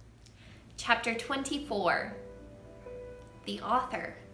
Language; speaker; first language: English; native; English